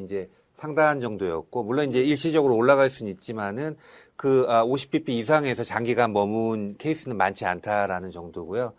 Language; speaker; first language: Korean; native; Korean